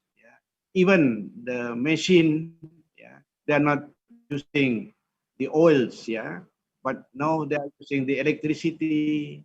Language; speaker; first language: English; non-native, fluent; Indonesian